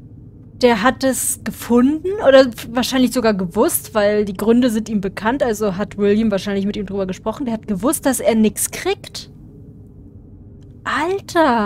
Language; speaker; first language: German; native; German